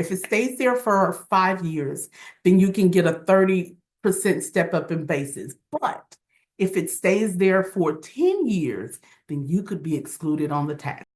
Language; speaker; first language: English; native; English